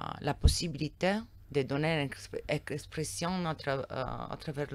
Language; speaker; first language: French; non-native, learner; Italian